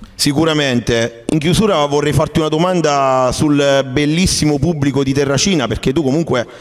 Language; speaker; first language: Italian; native; Italian